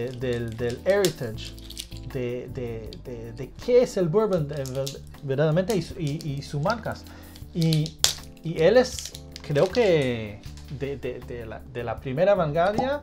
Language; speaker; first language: Spanish; early bilingual, heritage; Spanish